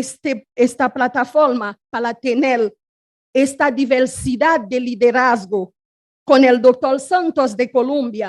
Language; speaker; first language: Spanish; non-native, fluent; Haitian Creole